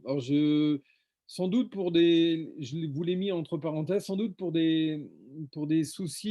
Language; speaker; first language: French; native; French